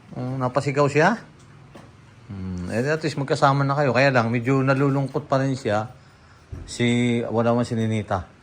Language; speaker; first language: Filipino; native; Filipino